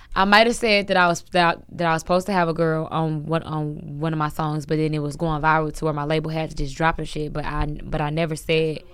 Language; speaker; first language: English; native; English